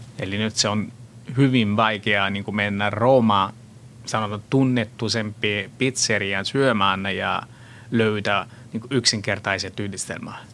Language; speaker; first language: Finnish; non-native, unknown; Italian